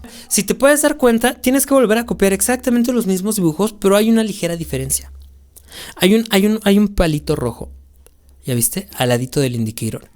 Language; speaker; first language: Spanish; native; Spanish